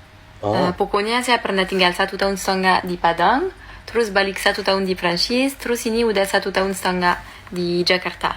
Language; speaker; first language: Indonesian; non-native, fluent; French